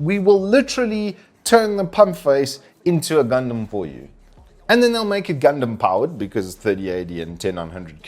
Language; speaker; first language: English; native; English